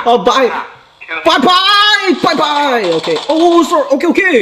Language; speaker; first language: English; non-native, learner; Korean